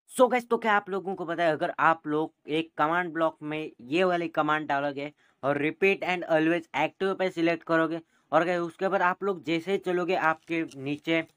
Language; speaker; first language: Hindi; native; Hindi